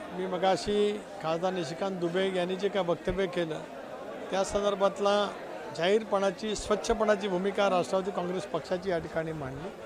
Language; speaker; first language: Marathi; native; Marathi